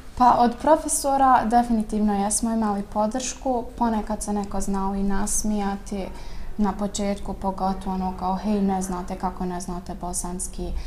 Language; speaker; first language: Serbian; early bilingual, heritage; Bosnian